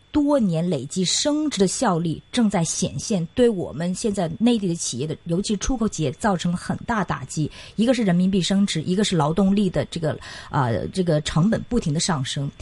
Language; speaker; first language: Chinese; non-native, local second language; Cantonese